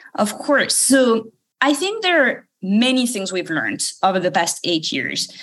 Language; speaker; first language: English; non-native, fluent; French